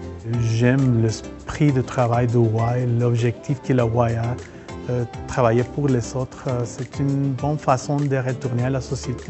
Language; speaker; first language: French; non-native, fluent; Spanish